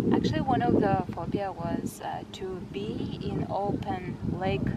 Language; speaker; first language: English; non-native, fluent; Kazakh